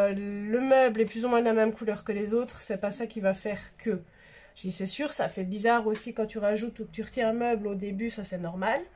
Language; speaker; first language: French; native; French